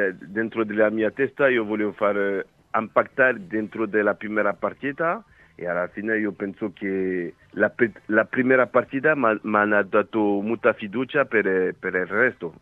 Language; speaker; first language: Italian; non-native, fluent; French